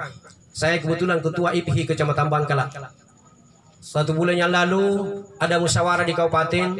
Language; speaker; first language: Indonesian; non-native, local second language; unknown